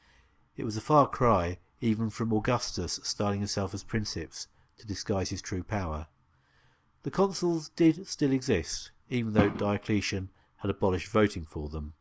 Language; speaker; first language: English; native; English